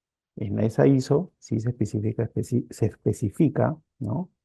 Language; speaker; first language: Spanish; native; Spanish